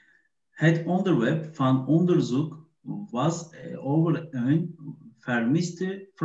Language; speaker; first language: Dutch; non-native, learner; Turkish